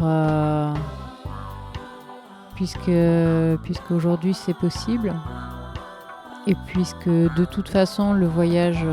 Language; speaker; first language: French; native; French